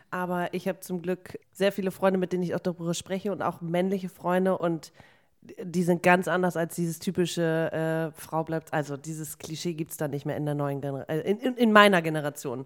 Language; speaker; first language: German; native; German